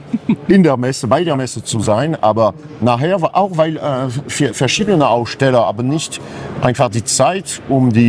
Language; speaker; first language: German; non-native, fluent; French